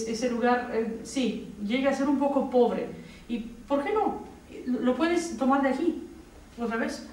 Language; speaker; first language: Spanish; non-native, fluent; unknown